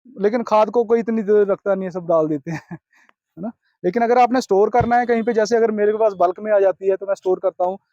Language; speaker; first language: Hindi; non-native, local second language; Punjabi